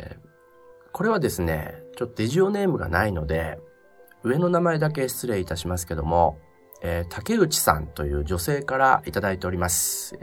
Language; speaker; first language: Japanese; native; Japanese